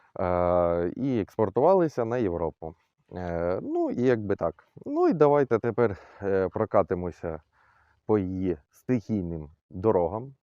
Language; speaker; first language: Ukrainian; non-native, local second language; Russian